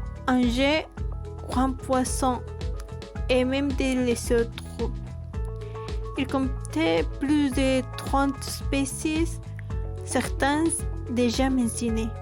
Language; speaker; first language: French; non-native, learner; Spanish